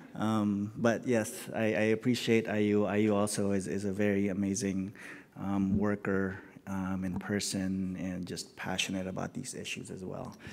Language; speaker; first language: English; non-native, local second language; Filipino